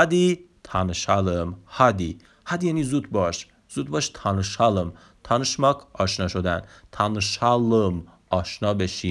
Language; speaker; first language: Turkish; non-native, fluent; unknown